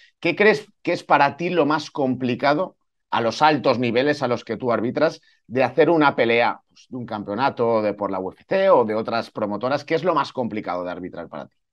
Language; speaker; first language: Spanish; native; Spanish